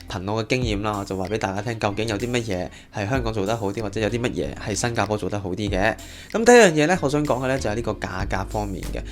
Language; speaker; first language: Cantonese; native; Cantonese